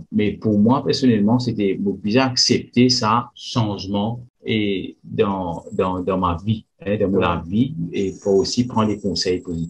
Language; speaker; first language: French; non-native, local second language; Morisyen